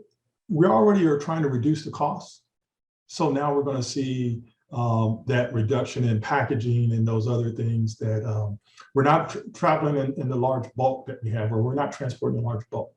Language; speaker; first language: English; native; English